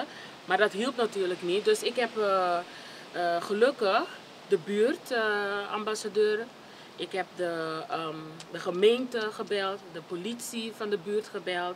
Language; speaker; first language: Dutch; non-native, fluent; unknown